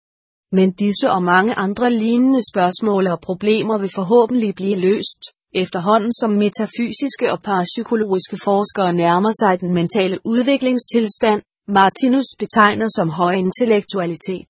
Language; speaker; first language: Danish; native; Danish